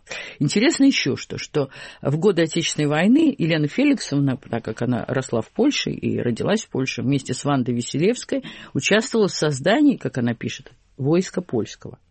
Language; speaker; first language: Russian; native; Russian